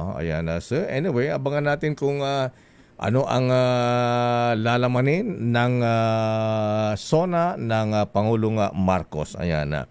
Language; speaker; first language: Filipino; non-native, local second language; Iloko